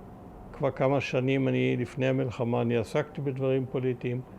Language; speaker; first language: Hebrew; early bilingual, other home language; German